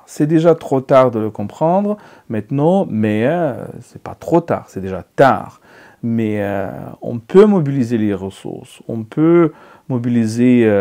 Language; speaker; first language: French; non-native, fluent; Ukrainian